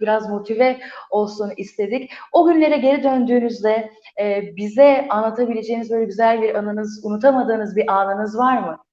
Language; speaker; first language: Turkish; native; Turkish